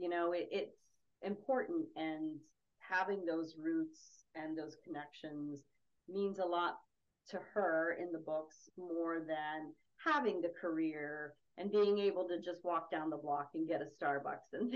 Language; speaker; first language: English; native; English